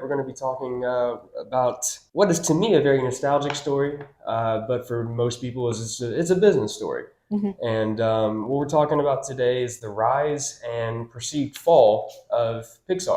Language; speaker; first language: English; native; English